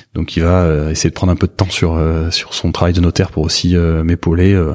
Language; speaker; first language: French; native; French